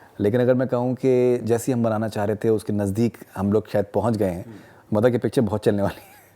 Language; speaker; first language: Hindi; native; Hindi